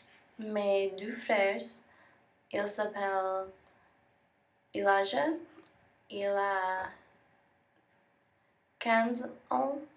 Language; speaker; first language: French; non-native, learner; English